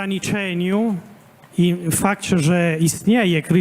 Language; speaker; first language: Polish; non-native, fluent; Italian